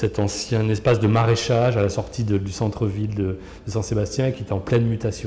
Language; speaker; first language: French; native; French